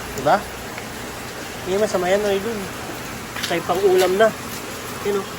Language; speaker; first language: Filipino; non-native, local second language; Iloko